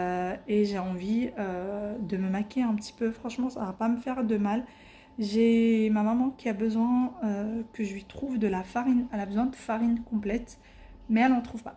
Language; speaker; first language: French; native; French